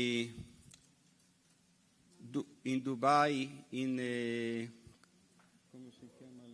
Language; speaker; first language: Italian; non-native, fluent; Hebrew